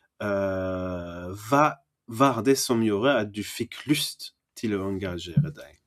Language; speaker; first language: Norwegian; non-native, fluent; French